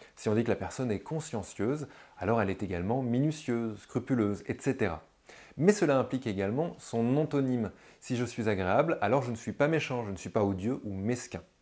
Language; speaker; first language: French; native; French